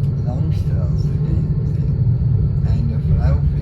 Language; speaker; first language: German; non-native, fluent; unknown